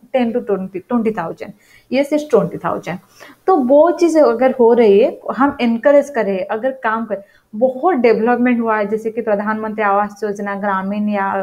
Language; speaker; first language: Hindi; non-native, local second language; Odia